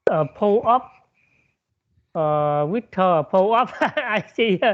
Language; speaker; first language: English; non-native, learner; Vietnamese